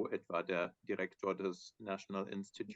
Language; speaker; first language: German; native; German